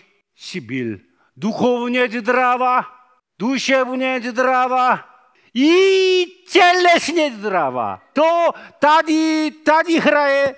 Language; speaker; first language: Czech; non-native, fluent; Korean